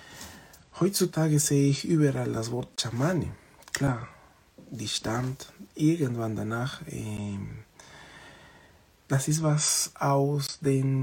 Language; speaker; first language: German; non-native, fluent; Spanish